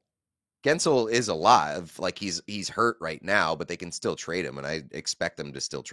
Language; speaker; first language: English; native; English